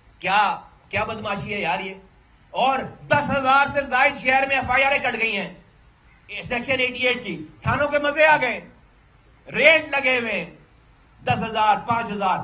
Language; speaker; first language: Urdu; native; Urdu